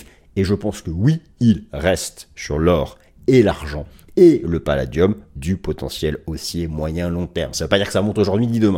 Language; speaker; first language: French; native; French